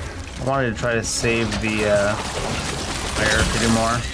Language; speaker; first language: English; native; English